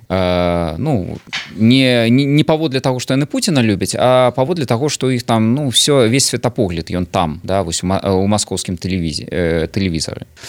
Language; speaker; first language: Belarusian; non-native, local second language; Russian